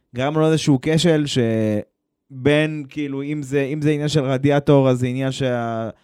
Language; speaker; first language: Hebrew; native; Hebrew